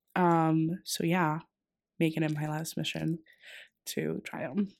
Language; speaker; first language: English; non-native, fluent; Greek